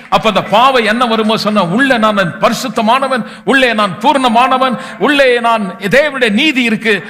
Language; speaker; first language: Tamil; non-native, local second language; Malayalam